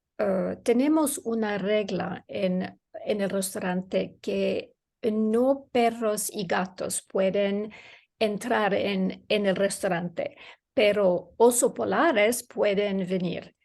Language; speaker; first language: Spanish; non-native, learner; English